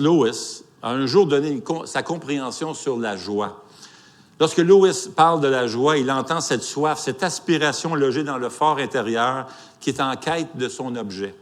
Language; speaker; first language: French; native; French